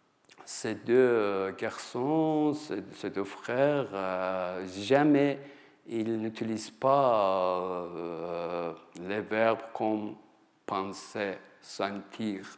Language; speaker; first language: French; non-native, fluent; Persian